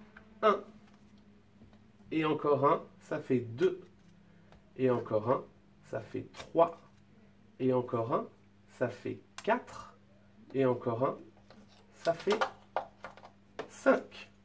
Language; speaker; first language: French; native; French